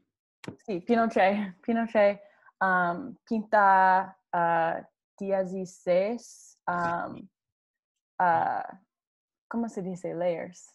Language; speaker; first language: Spanish; non-native, learner; English